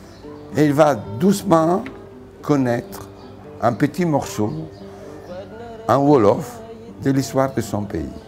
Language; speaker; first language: French; non-native, fluent; Italian